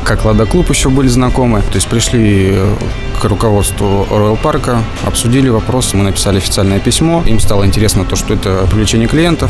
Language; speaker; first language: Russian; native; Russian